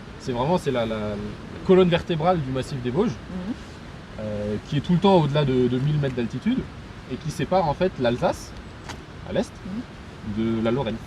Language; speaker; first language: French; native; French